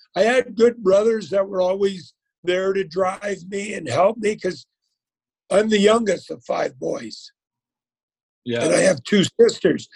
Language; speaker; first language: English; native; English